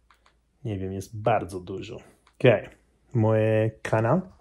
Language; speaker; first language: Polish; non-native, learner; English